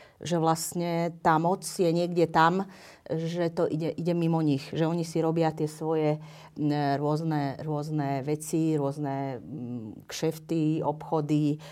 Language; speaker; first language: Slovak; non-native, local second language; Hungarian